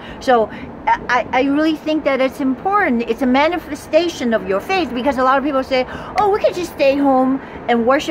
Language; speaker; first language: English; non-native, fluent; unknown